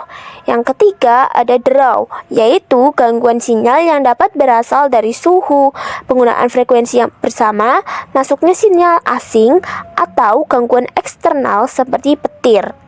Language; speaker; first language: Indonesian; native; Indonesian